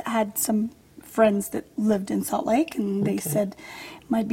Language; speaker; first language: English; early bilingual, other home language; Polish